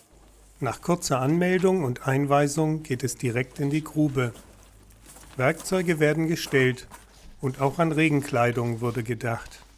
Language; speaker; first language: German; native; German